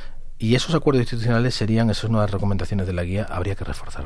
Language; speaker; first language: Spanish; native; Spanish